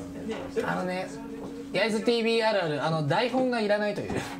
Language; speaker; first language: Japanese; native; Japanese